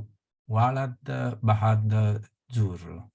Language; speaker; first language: Arabic; non-native, learner; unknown